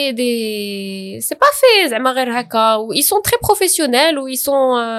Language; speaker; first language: Arabic; native; Arabic